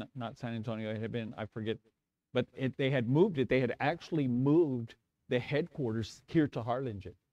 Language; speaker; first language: English; native; English